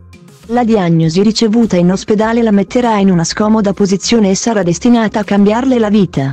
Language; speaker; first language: Italian; native; Italian